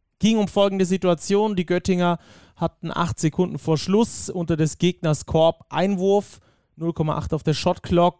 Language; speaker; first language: German; native; German